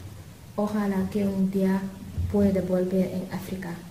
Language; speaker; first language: Spanish; non-native, learner; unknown